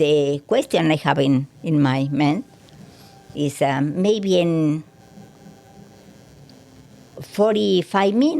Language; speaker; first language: English; non-native, learner; Spanish